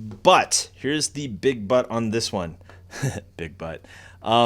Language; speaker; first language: English; native; English